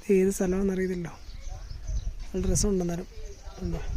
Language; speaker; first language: Malayalam; native; Malayalam